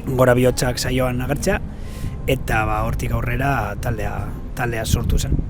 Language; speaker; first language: Basque; non-native, local second language; Spanish